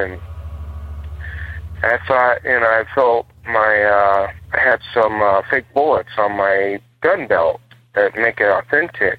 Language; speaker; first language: English; native; English